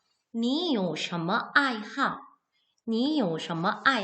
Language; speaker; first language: Chinese; non-native, fluent; Korean